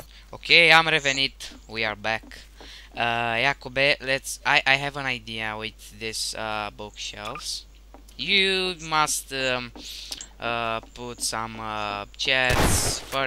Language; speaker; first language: English; non-native, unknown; Romanian